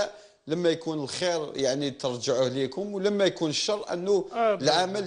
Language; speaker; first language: Arabic; native; Arabic